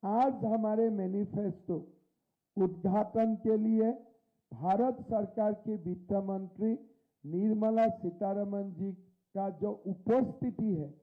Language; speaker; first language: Hindi; non-native, local second language; Assamese